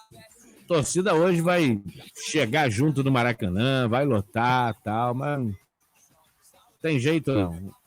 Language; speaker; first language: Portuguese; native; Portuguese